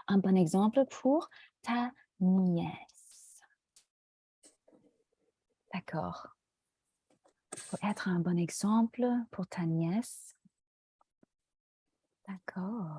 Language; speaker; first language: French; non-native, fluent; English